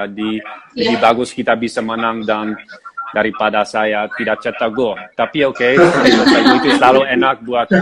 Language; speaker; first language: Indonesian; non-native, fluent; Dutch